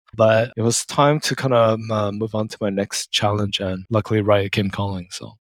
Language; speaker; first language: English; native; English